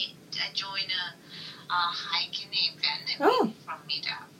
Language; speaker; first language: English; non-native, learner; Japanese